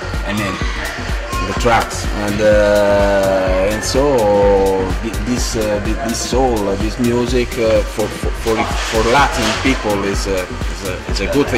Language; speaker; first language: English; non-native, fluent; Italian